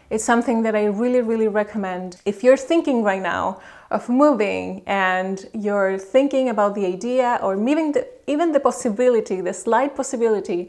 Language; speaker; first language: English; non-native, fluent; Spanish